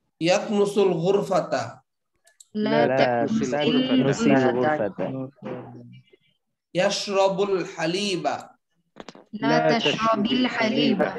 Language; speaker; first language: Arabic; non-native, fluent; Bangla